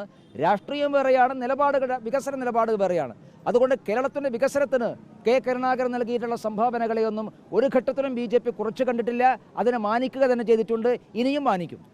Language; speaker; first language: Malayalam; native; Malayalam